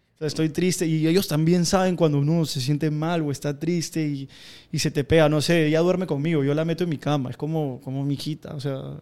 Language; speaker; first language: Spanish; native; Spanish